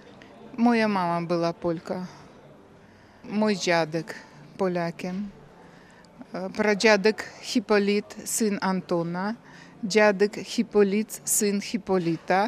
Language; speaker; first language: Polish; early bilingual, heritage; Russian